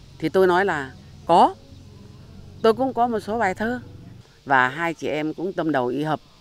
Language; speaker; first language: Vietnamese; non-native, local second language; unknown